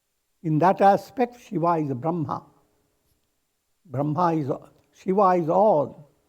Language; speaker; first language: English; non-native, local second language; Hindi